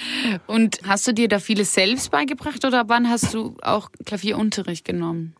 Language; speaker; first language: German; native; German